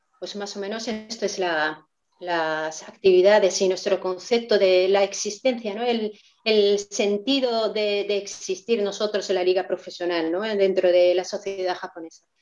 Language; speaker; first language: Spanish; non-native, fluent; Japanese